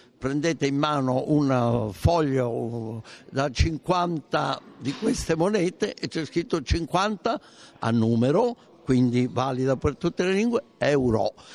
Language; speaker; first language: Italian; native; Italian